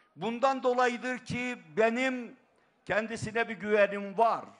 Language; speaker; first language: Turkish; native; Turkish